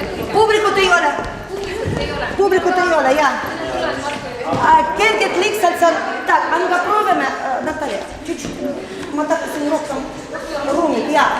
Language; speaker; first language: Estonian; non-native, learner; Russian